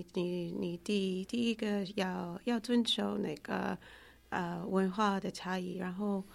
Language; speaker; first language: Chinese; non-native, fluent; English